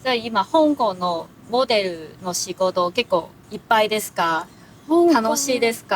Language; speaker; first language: Japanese; non-native, learner; Cantonese